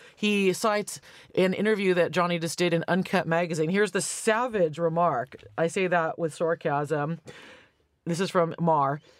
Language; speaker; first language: English; native; English